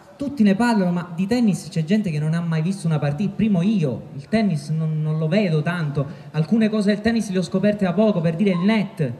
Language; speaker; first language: Italian; native; Italian